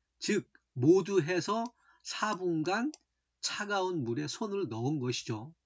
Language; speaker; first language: Korean; native; Korean